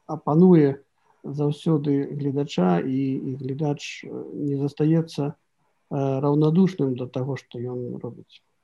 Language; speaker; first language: Belarusian; native; Belarusian